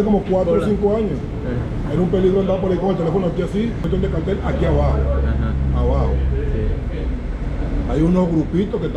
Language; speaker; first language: Spanish; native; Spanish